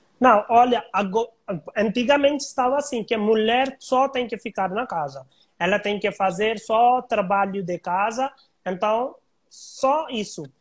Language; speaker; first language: Portuguese; non-native, learner; Hindi